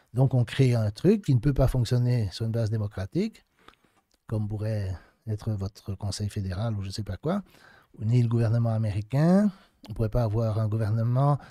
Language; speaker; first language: French; native; French